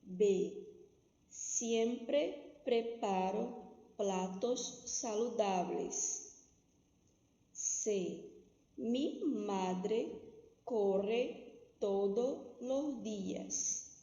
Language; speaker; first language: Spanish; non-native, fluent; Portuguese